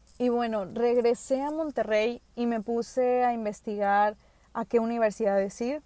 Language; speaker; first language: Spanish; early bilingual, other home language; English